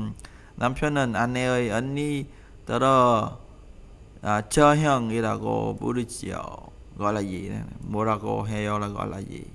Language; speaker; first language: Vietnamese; native; Vietnamese